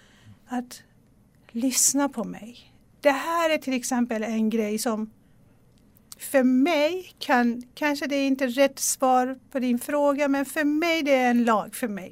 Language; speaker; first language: Swedish; non-native, local second language; Persian